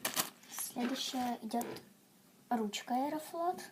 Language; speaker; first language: Russian; native; Russian